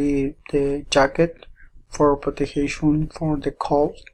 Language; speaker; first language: English; non-native, learner; Spanish